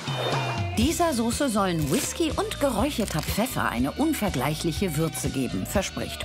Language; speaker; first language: German; native; German